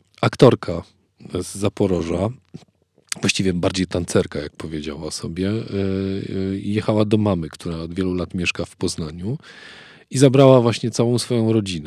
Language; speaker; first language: Polish; native; Polish